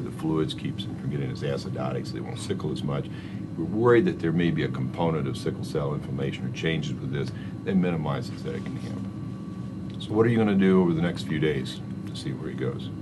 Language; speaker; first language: English; native; English